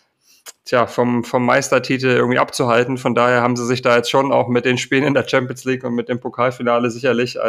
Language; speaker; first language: German; native; German